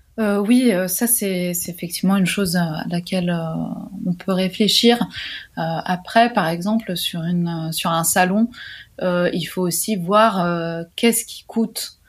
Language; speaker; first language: French; non-native, fluent; Italian